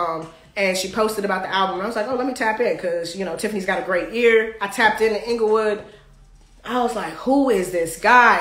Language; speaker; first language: English; native; English